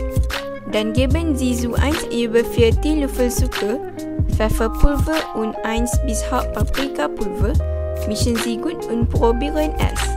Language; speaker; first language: German; non-native, learner; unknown